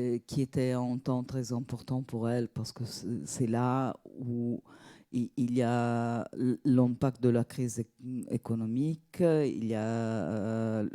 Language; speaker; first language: French; non-native, fluent; Italian